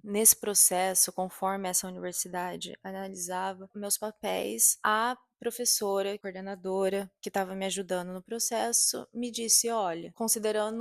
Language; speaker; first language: Portuguese; native; Portuguese